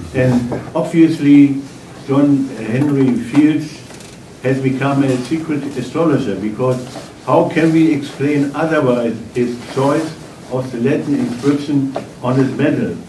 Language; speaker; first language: English; non-native, fluent; German